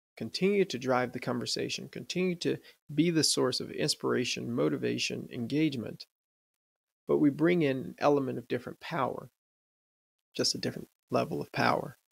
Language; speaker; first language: English; native; English